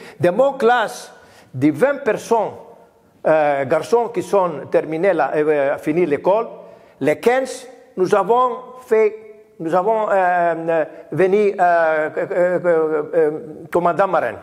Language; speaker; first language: French; non-native, learner; Greek